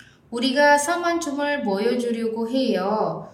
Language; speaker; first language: Korean; non-native, fluent; Indonesian